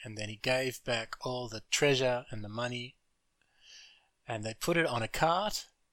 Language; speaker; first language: English; non-native, learner; Japanese